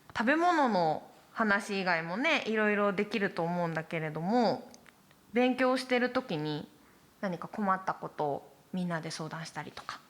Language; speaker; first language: Japanese; native; Japanese